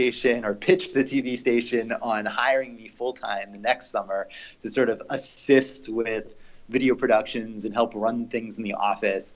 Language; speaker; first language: English; native; English